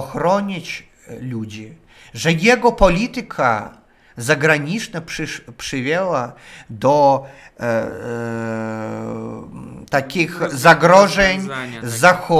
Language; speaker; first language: Polish; non-native, learner; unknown